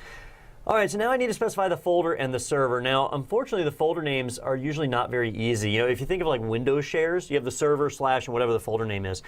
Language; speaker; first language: English; native; English